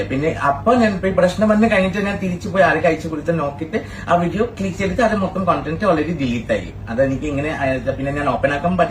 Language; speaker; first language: Malayalam; non-native, fluent; Assamese